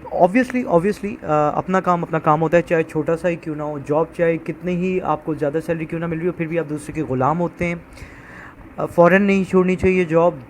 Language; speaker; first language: Urdu; native; Urdu